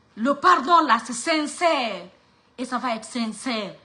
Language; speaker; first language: French; non-native, local second language; Mandingo